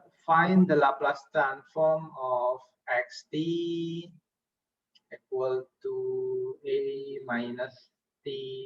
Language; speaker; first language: English; non-native, fluent; Indonesian